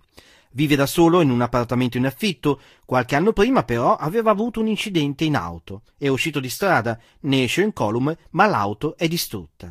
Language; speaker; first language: Italian; native; Italian